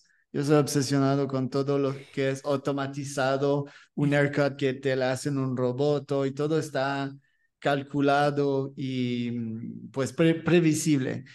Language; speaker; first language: Spanish; non-native, learner; French